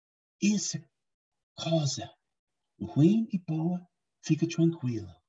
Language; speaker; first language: Portuguese; non-native, learner; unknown